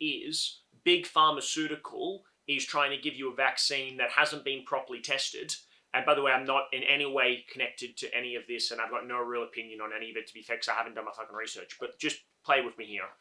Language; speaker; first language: English; native; English